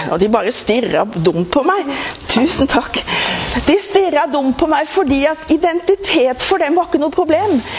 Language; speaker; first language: Norwegian; native; Norwegian